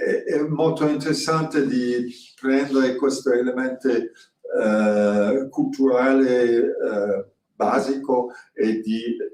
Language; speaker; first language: Italian; non-native, fluent; French